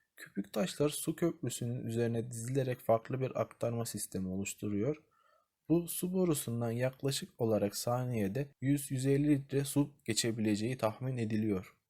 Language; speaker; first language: Turkish; native; Turkish